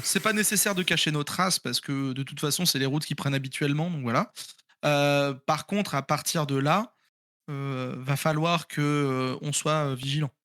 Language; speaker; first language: French; native; French